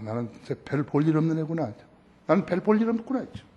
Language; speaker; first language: Korean; native; Korean